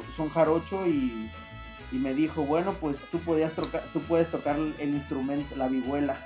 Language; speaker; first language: Spanish; native; Spanish